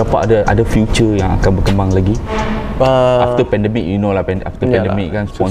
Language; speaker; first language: Malay; native; Malay